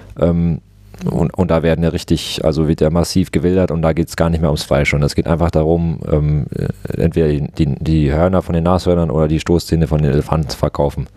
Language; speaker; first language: German; native; German